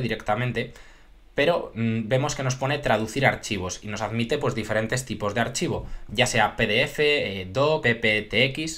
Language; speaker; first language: Spanish; native; Spanish